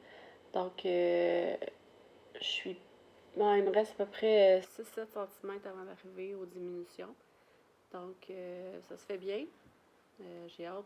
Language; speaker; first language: French; native; French